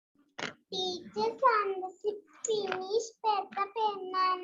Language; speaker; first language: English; non-native, learner; Sinhala